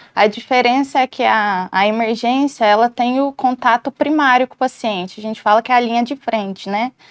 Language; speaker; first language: Portuguese; native; Portuguese